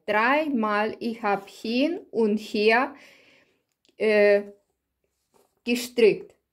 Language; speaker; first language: German; non-native, learner; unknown